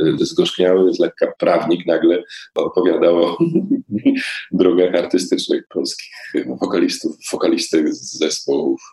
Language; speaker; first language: Polish; native; Polish